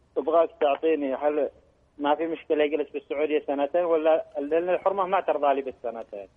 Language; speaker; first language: Arabic; native; Arabic